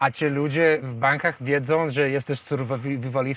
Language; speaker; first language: Polish; non-native, fluent; English